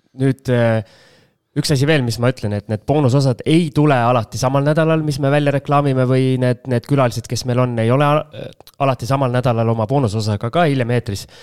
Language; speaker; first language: Estonian; native; Estonian